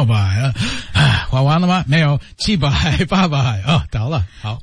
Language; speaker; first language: Chinese; non-native, learner; English